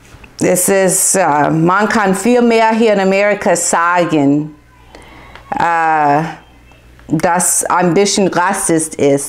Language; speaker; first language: German; non-native, learner; English